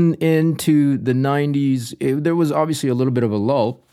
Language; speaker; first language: English; native; English